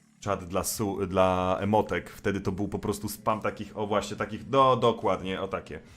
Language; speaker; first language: Polish; native; Polish